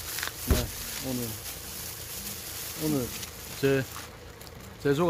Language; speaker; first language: Korean; native; Korean